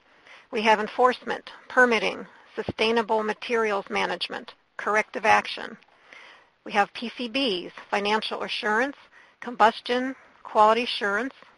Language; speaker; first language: English; native; English